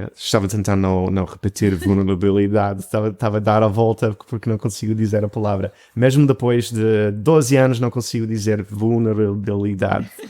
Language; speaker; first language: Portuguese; non-native, fluent; English